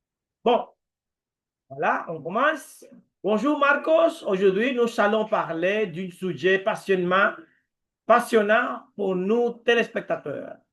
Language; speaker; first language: French; non-native, learner; Spanish